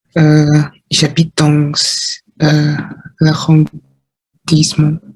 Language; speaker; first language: French; non-native, learner; Vietnamese